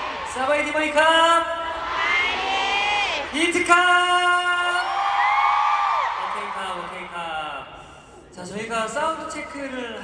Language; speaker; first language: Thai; non-native, learner; Korean